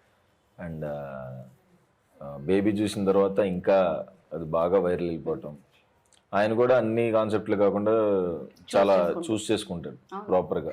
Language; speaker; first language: Telugu; native; Telugu